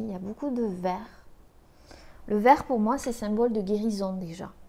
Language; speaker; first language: French; native; French